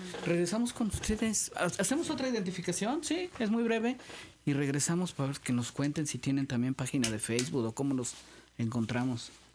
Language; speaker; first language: Spanish; native; Spanish